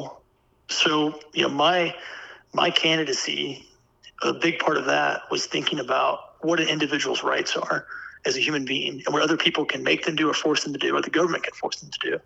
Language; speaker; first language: English; native; English